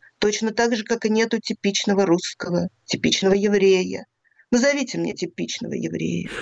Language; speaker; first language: Russian; native; Russian